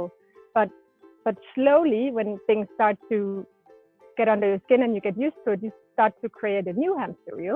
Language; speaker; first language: English; non-native, fluent; Danish